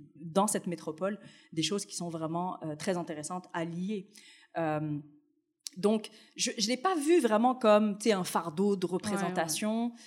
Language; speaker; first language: French; early bilingual, other home language; Arabic